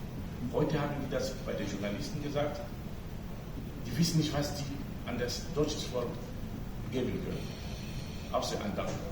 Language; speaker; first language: German; non-native, fluent; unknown